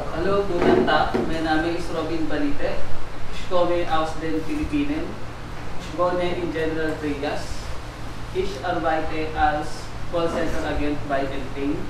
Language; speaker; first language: German; non-native, learner; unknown